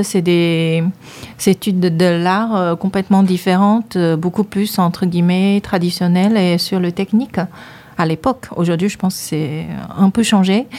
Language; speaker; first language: French; non-native, fluent; Chinese